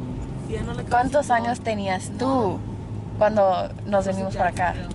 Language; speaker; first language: Spanish; early bilingual, other home language; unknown